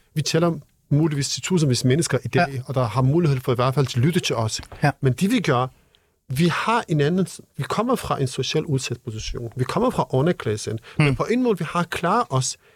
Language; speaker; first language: Danish; non-native, fluent; Kurdish